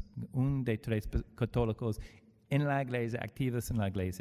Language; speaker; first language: Spanish; non-native, learner; English